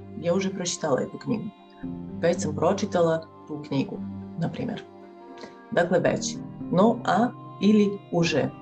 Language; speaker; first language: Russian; non-native, fluent; Serbian